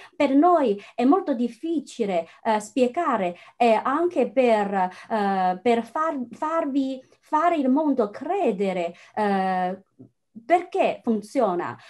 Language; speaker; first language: Italian; non-native, fluent; Chinese